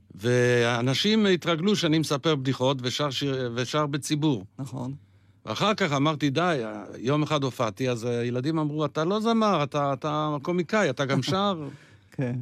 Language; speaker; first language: Hebrew; non-native, local second language; Yiddish